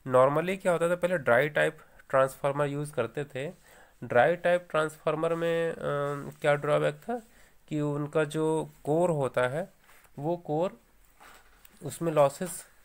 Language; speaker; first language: Hindi; native; Hindi